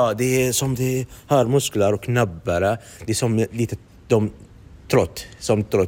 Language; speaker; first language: Swedish; non-native, learner; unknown